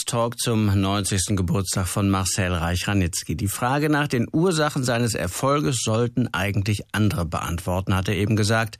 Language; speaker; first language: German; native; German